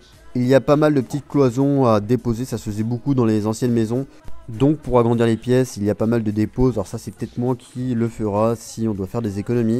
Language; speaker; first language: French; native; French